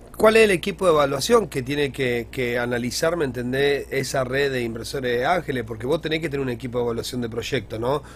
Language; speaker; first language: Spanish; native; Spanish